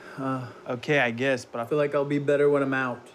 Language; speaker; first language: English; native; English